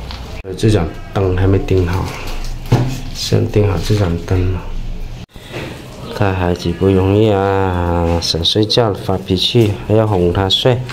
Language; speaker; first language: Chinese; native; Chinese